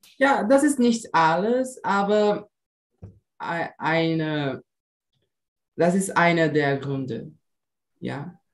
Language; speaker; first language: German; non-native, learner; Portuguese